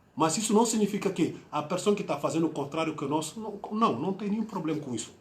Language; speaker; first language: Portuguese; non-native, fluent; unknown